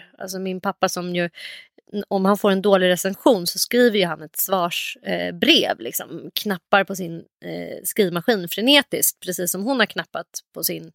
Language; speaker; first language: Swedish; native; Swedish